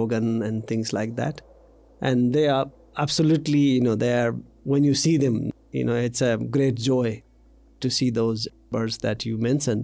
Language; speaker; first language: English; non-native, local second language; Nepali